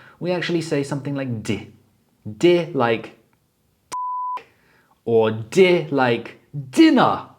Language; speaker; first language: English; early bilingual, other home language; Polish